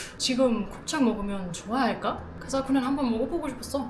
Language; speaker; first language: Korean; non-native, fluent; German